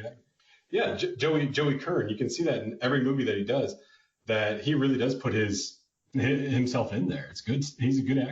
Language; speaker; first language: English; native; English